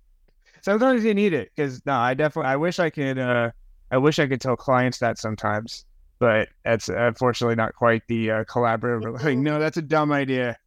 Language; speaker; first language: English; native; English